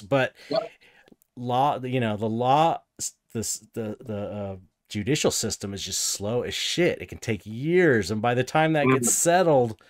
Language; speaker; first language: English; native; English